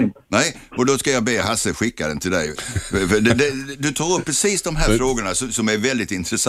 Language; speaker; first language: Swedish; native; Swedish